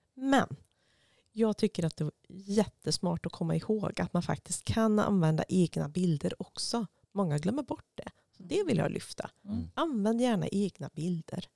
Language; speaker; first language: Swedish; native; Swedish